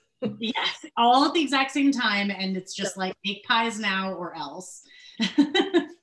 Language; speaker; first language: English; native; English